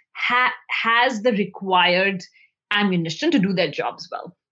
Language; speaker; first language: English; non-native, local second language; Hindi